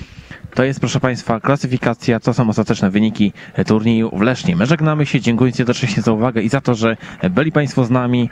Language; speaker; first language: Polish; native; Polish